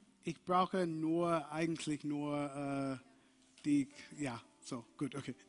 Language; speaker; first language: German; non-native, fluent; English